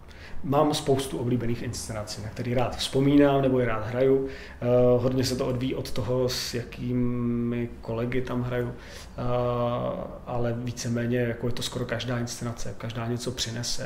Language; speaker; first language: Czech; native; Czech